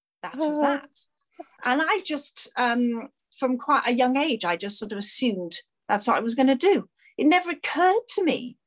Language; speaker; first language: English; native; English